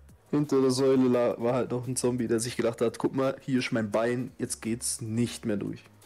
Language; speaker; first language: German; native; German